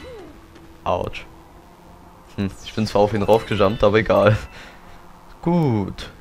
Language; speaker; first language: German; native; German